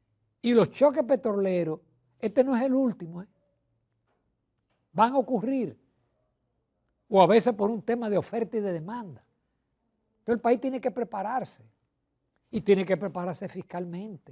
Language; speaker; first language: Spanish; native; Spanish